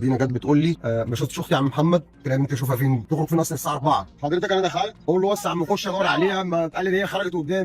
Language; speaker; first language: Arabic; native; Arabic